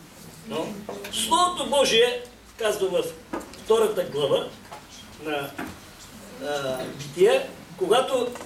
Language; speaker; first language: Bulgarian; non-native, local second language; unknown